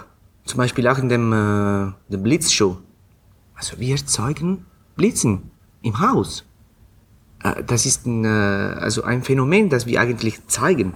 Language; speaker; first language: German; non-native, fluent; Italian